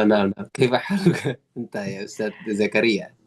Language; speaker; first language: Arabic; non-native, learner; Indonesian